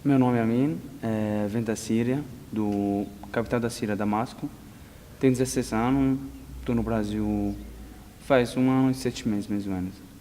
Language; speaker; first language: Portuguese; non-native, learner; Arabic